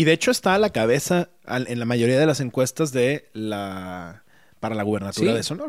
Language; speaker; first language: Spanish; native; Spanish